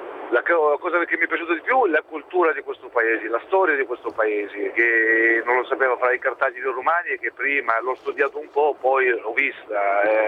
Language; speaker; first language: Italian; non-native, fluent; Arabic